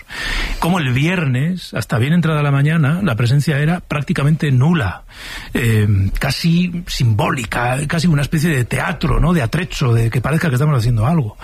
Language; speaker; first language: Spanish; native; Spanish